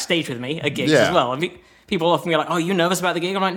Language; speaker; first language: English; native; English